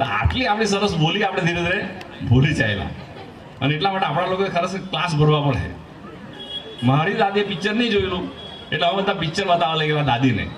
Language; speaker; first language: Gujarati; non-native, local second language; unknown